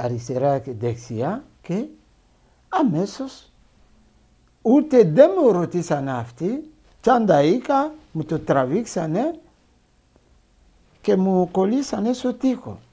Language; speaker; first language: Greek; non-native, learner; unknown